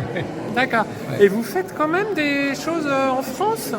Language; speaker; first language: French; native; French